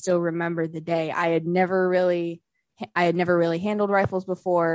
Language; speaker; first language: English; native; English